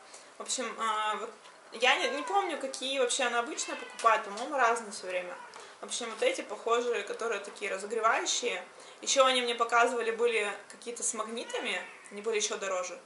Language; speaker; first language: Russian; native; Russian